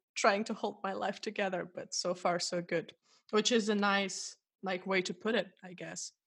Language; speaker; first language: English; non-native, fluent; Russian